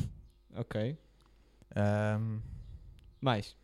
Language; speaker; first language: Portuguese; native; Portuguese